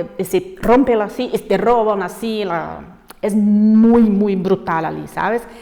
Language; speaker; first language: Spanish; non-native, fluent; Portuguese